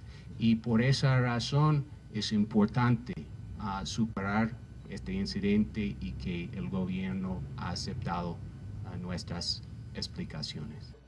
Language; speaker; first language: Spanish; non-native, fluent; English